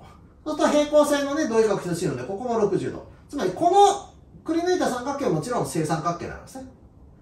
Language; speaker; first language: Japanese; native; Japanese